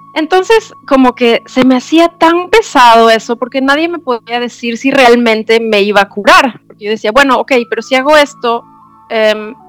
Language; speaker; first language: Spanish; non-native, fluent; German